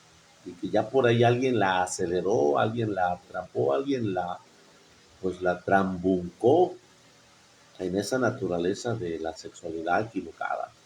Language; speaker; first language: Spanish; native; Spanish